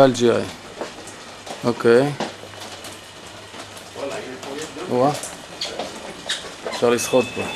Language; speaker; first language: Hebrew; native; Hebrew